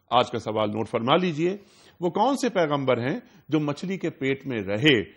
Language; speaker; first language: Urdu; native; Urdu